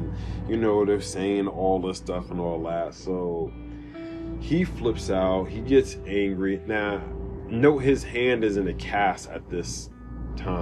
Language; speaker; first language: English; native; English